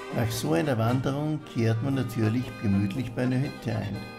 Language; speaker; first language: German; native; German